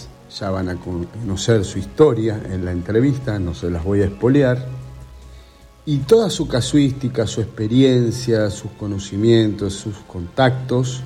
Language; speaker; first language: Spanish; native; Spanish